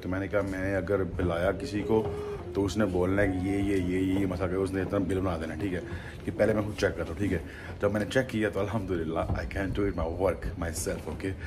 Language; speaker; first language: Urdu; non-native, local second language; Punjabi